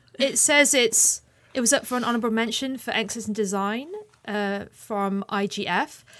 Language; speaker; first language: English; native; English